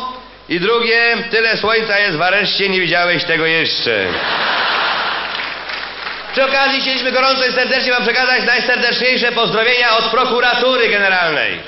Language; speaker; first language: Polish; native; Polish